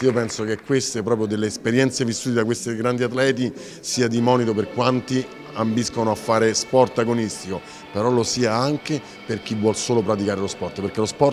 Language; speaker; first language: Italian; native; Italian